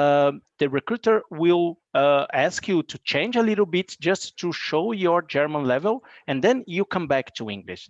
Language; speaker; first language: English; non-native, fluent; Portuguese